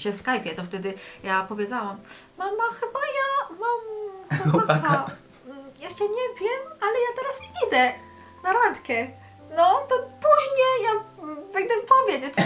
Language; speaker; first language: Polish; non-native, learner; Korean